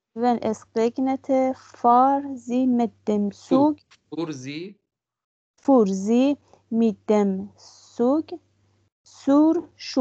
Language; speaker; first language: German; non-native, learner; Persian